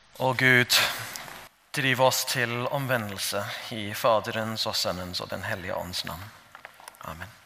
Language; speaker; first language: Norwegian; non-native, fluent; English